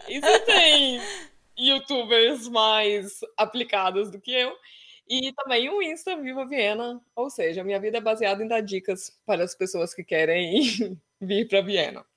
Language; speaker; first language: Portuguese; native; Portuguese